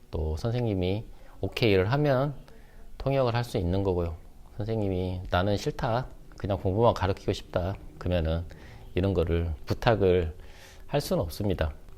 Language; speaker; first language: Korean; native; Korean